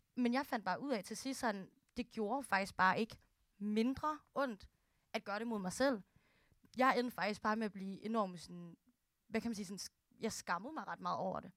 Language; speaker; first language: Danish; early bilingual, other home language; Filipino